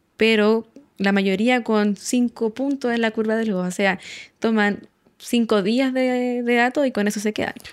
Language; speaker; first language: Spanish; native; Spanish